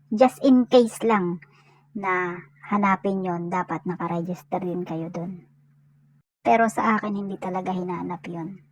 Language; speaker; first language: Filipino; native; Filipino